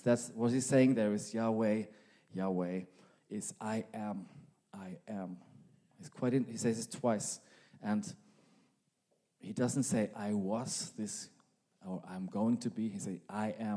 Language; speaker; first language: English; non-native, fluent; Norwegian